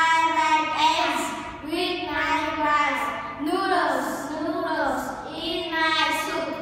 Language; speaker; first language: English; non-native, learner; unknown